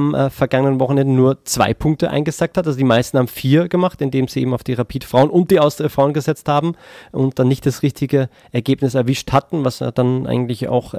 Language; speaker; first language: German; native; German